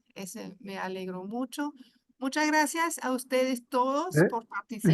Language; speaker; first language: Spanish; non-native, fluent; German